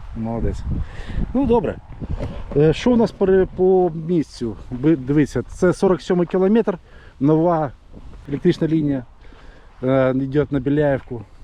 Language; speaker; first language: Ukrainian; non-native, local second language; Russian